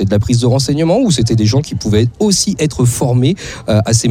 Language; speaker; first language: French; native; French